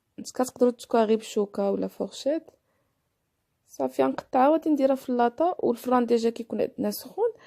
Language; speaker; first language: Arabic; native; Arabic